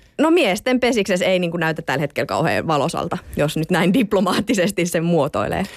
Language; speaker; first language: Finnish; native; Finnish